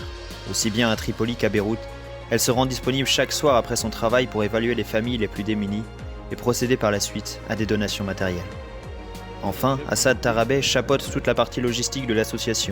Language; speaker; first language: French; native; French